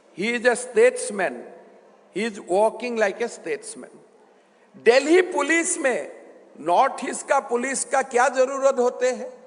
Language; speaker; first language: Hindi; non-native, local second language; Assamese